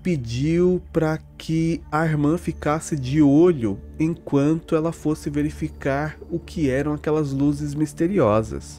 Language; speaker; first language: Portuguese; native; Portuguese